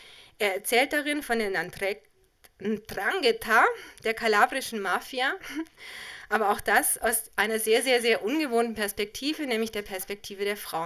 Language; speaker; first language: German; native; German